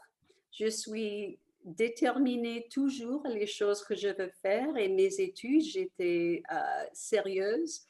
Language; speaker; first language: French; early bilingual, other home language; Italian